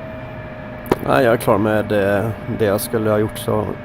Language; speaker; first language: Swedish; native; Swedish